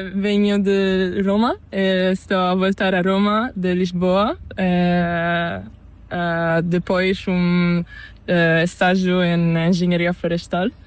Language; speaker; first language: Spanish; non-native, learner; Italian